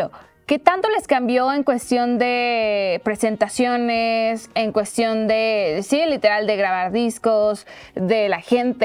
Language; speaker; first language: Spanish; native; Spanish